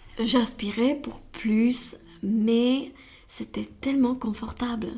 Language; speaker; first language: French; non-native, learner; Romanian